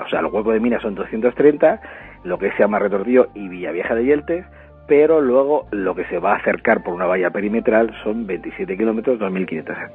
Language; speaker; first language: Spanish; native; Spanish